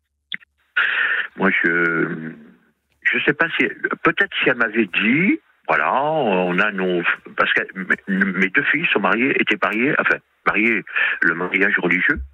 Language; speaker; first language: French; native; French